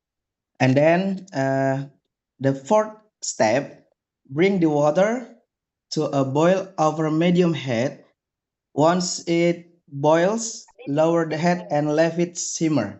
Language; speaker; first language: English; non-native, learner; Indonesian